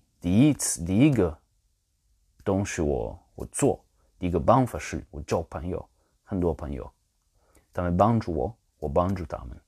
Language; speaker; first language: Chinese; non-native, learner; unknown